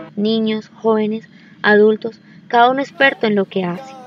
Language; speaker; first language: Spanish; native; Spanish